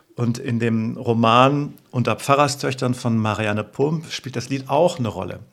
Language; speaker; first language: German; native; German